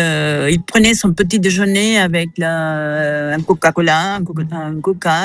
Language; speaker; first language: French; non-native, fluent; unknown